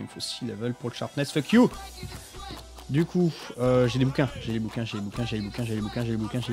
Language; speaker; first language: French; native; French